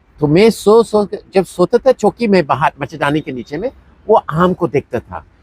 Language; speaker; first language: Hindi; non-native, fluent; English